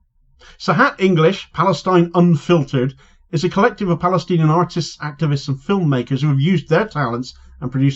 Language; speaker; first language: English; native; English